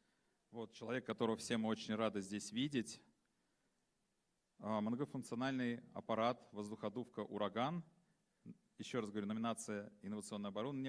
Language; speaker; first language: Russian; native; Russian